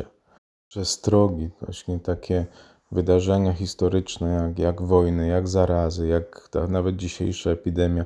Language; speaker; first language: Polish; native; Polish